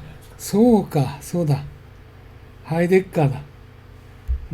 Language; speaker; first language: Japanese; native; Japanese